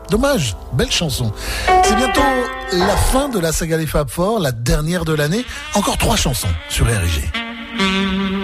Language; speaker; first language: French; native; French